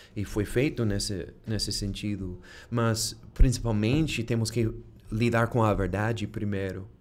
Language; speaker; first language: Portuguese; non-native, fluent; English